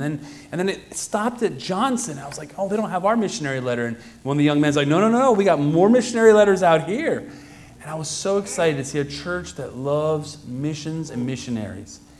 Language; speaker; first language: English; native; English